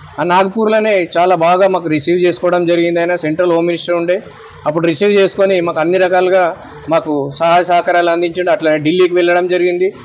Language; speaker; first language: Telugu; non-native, local second language; Kannada